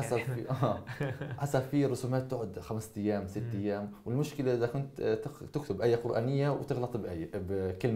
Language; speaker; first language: Arabic; native; Arabic